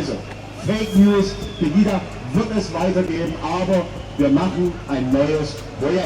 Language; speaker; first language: German; native; German